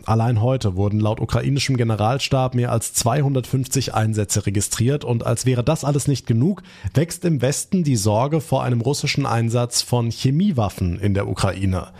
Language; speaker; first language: German; native; German